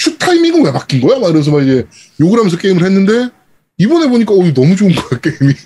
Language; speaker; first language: Korean; native; Korean